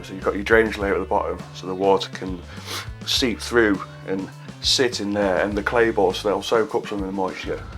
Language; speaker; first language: English; native; English